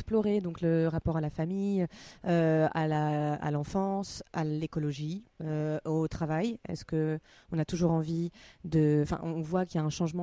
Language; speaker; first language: French; native; French